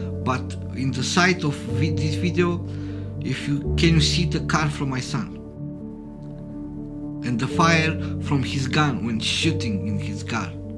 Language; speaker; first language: English; non-native, learner; Romanian